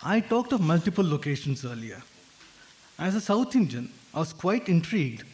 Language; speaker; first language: English; non-native, local second language; Hindi